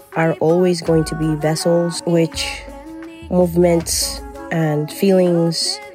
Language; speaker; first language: English; non-native, fluent; Spanish